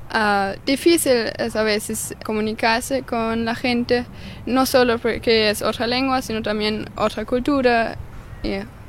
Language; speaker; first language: Spanish; non-native, fluent; German